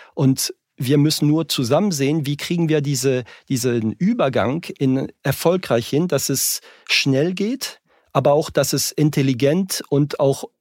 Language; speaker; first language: German; non-native, fluent; French